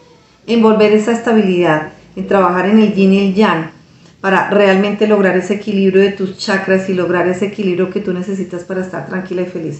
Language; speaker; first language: Spanish; native; Spanish